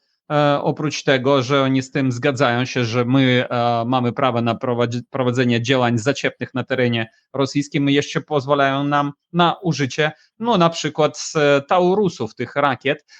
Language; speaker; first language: Polish; non-native, fluent; Ukrainian